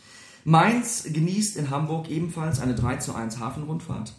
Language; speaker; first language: German; native; German